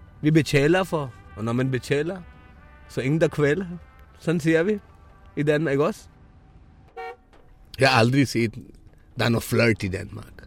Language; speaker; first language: Danish; non-native, fluent; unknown